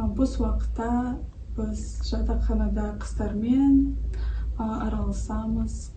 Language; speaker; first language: Kazakh; non-native, local second language; Russian